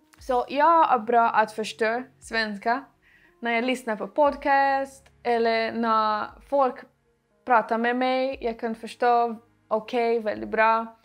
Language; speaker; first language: Swedish; non-native, learner; Portuguese